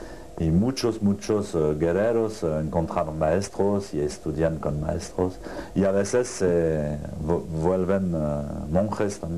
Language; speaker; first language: Spanish; non-native, learner; French